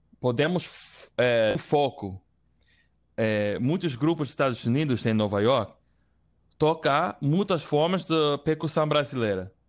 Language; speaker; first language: Portuguese; non-native, learner; English